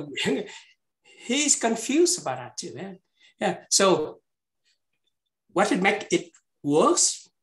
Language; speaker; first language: English; non-native, fluent; Vietnamese